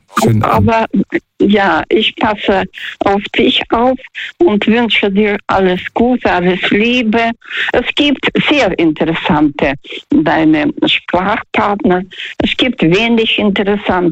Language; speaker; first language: German; non-native, learner; Russian